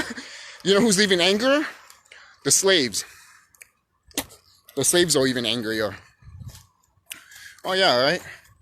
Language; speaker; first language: English; native; English